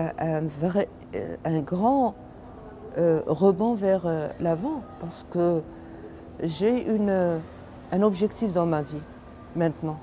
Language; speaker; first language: French; non-native, local second language; Arabic